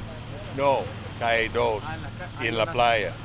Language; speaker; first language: Spanish; non-native, learner; English